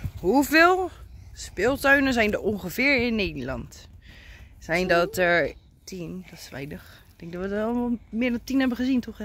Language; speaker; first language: Dutch; native; Dutch